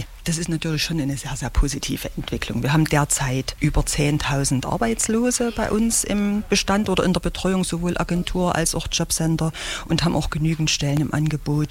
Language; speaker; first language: German; native; German